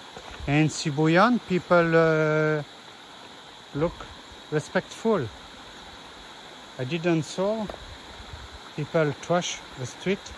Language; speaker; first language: English; non-native, learner; French